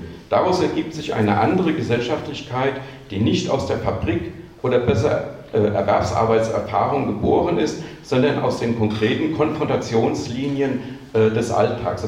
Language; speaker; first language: German; native; German